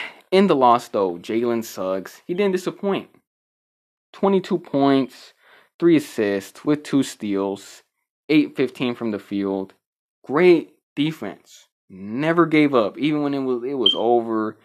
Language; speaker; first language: English; early bilingual, other home language; Spanish